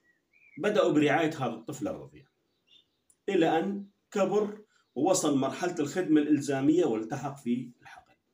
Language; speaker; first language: Arabic; native; Arabic